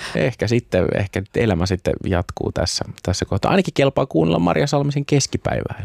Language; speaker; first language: Finnish; native; Finnish